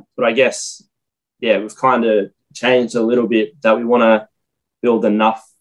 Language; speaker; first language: English; native; English